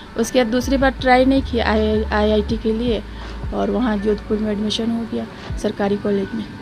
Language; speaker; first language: Hindi; native; Hindi